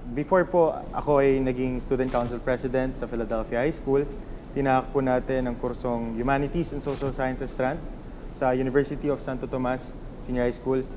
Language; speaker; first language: Filipino; native; Filipino